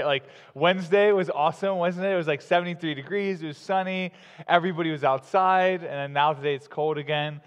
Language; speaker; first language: English; native; English